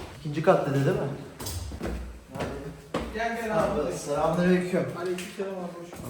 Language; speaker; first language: Turkish; native; Turkish